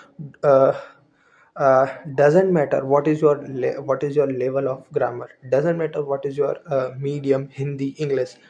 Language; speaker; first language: English; non-native, learner; Hindi